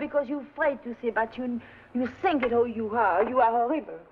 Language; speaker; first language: English; non-native, learner; French